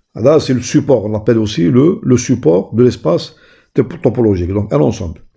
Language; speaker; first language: French; non-native, local second language; Arabic